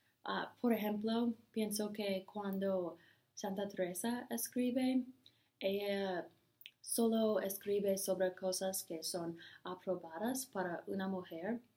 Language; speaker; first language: Spanish; non-native, learner; English